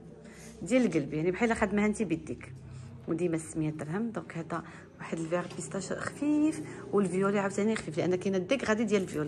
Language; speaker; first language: Arabic; native; Arabic